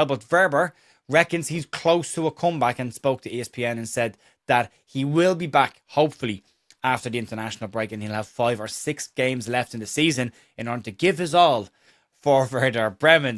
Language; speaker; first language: English; native; English